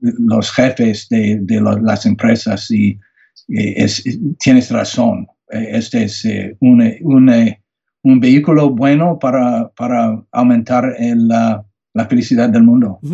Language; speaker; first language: Spanish; non-native, learner; English